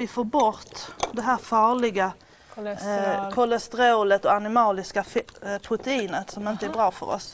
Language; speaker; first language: Swedish; native; Swedish